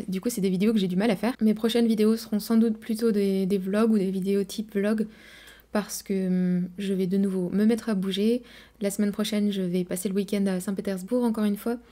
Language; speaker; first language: French; native; French